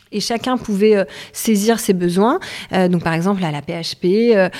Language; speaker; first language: French; native; French